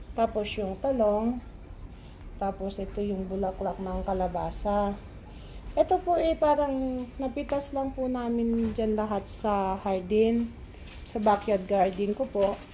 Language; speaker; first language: Filipino; non-native, local second language; Iloko